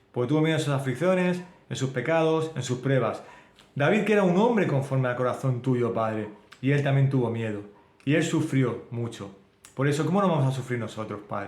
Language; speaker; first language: Spanish; native; Spanish